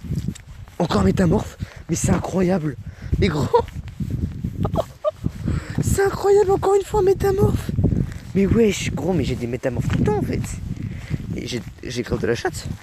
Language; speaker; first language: French; native; French